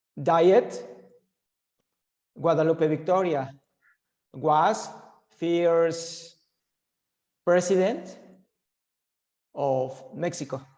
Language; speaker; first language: English; non-native, learner; Spanish